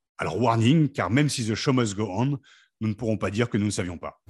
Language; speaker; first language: French; native; French